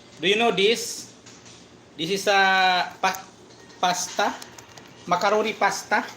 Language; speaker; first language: English; non-native, local second language; Filipino